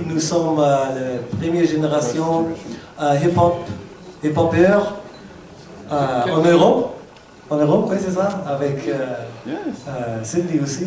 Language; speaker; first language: French; non-native, learner; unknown